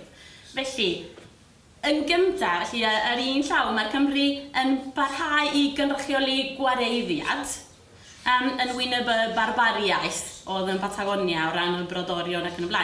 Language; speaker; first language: Welsh; non-native, fluent; Spanish